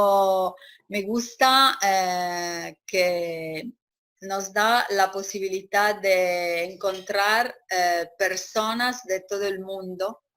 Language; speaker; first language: Spanish; non-native, learner; Italian